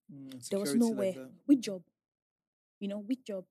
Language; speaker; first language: English; non-native, local second language; Igbo